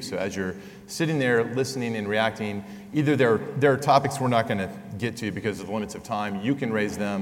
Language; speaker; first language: English; native; English